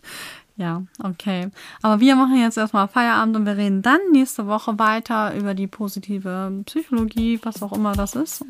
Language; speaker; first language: German; native; German